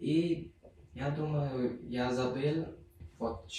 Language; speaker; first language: Russian; non-native, learner; Turkmen